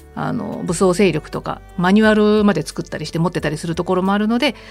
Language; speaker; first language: Japanese; native; Japanese